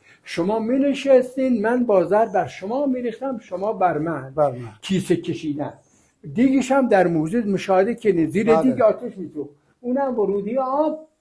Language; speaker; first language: Persian; native; Persian